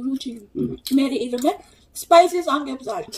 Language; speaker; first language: Korean; non-native, learner; Filipino